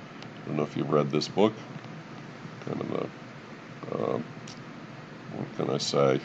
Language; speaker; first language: English; native; English